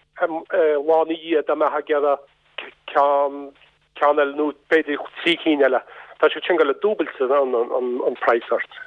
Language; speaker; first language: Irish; native; Irish